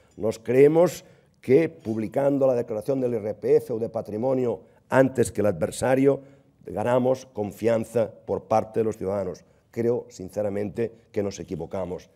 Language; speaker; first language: Spanish; non-native, local second language; Catalan